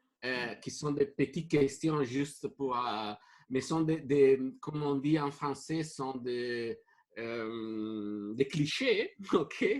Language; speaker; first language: French; non-native, fluent; Italian